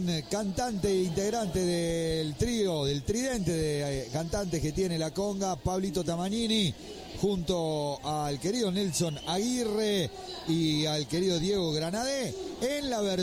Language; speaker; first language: Spanish; native; Spanish